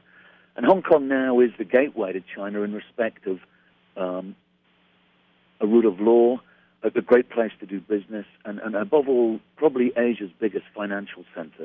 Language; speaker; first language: English; native; English